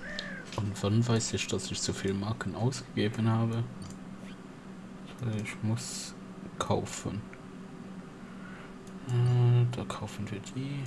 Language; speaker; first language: German; non-native, local second language; Luxembourgish